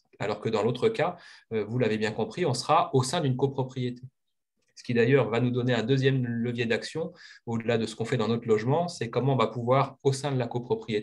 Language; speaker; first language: French; native; French